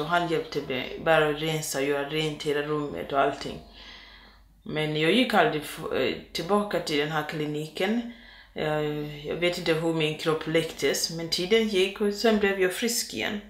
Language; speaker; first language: Swedish; non-native, fluent; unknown